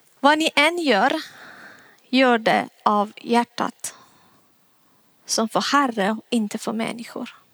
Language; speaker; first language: Swedish; non-native, fluent; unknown